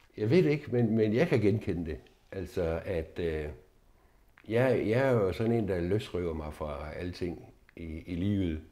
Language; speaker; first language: Danish; native; Danish